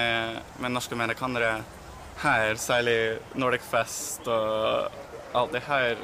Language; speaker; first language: Swedish; non-native, fluent; English